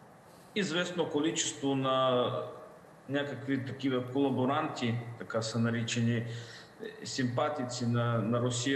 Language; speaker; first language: Bulgarian; non-native, fluent; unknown